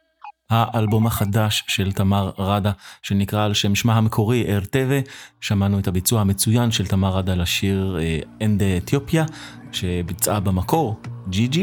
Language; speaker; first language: Hebrew; native; Hebrew